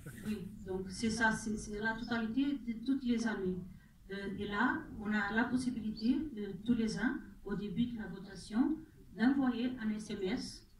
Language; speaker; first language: French; non-native, fluent; Portuguese